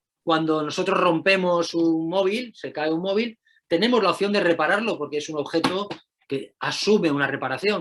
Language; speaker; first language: Spanish; native; Spanish